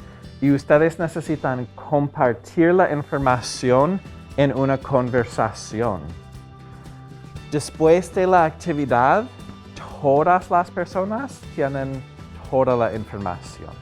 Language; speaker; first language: Spanish; non-native, fluent; English